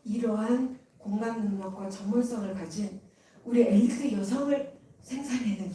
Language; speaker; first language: Korean; native; Korean